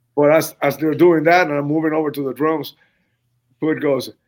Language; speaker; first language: English; non-native, fluent; Spanish